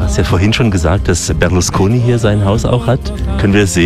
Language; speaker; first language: German; native; German